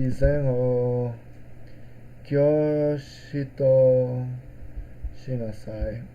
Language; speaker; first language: Japanese; non-native, learner; English